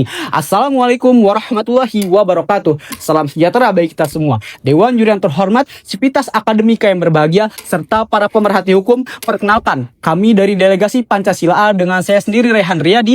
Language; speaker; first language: Indonesian; native; Indonesian